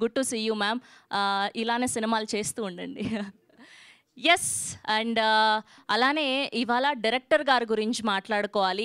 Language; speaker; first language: Telugu; native; Telugu